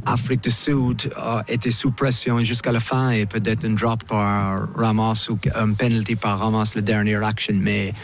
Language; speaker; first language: French; non-native, fluent; English